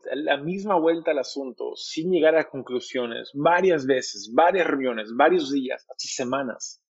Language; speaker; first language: Spanish; native; Spanish